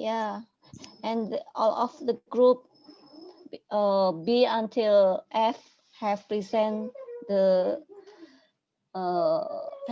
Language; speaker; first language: English; non-native, learner; Indonesian